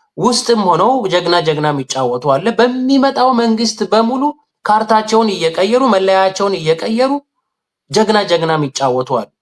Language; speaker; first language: Amharic; non-native, local second language; Sidamo